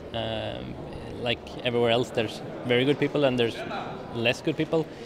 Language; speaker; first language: English; non-native, fluent; Swedish